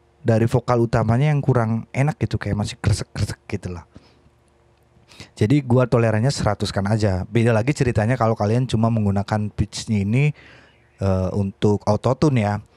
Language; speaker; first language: Indonesian; native; Indonesian